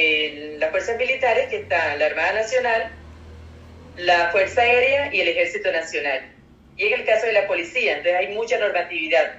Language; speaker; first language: Spanish; native; Spanish